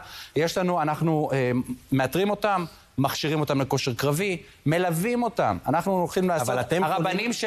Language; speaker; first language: Hebrew; native; Hebrew